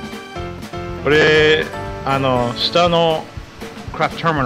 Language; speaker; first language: Japanese; non-native, fluent; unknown